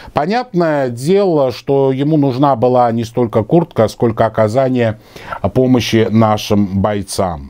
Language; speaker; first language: Russian; native; Russian